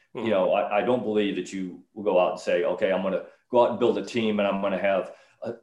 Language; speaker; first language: English; native; English